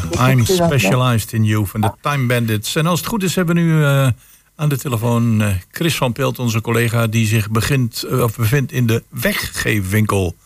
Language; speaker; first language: Dutch; native; Dutch